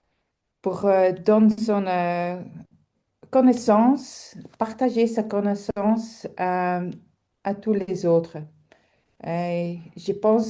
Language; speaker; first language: French; non-native, local second language; Dutch